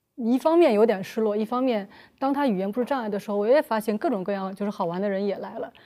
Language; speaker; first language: Chinese; native; Chinese